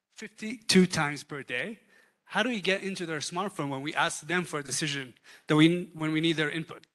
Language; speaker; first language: English; non-native, fluent; Hebrew